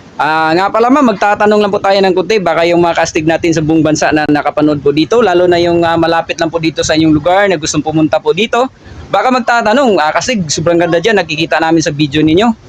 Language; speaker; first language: Filipino; non-native, local second language; Cebuano